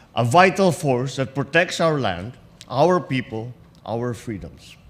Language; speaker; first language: English; non-native, local second language; Filipino